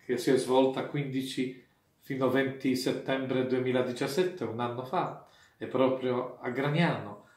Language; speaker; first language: Italian; non-native, fluent; Polish